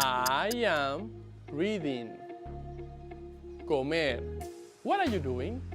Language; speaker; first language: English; non-native, fluent; Spanish